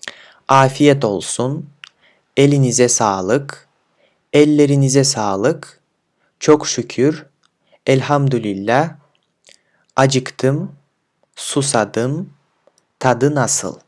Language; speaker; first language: Turkish; non-native, fluent; Kyrgyz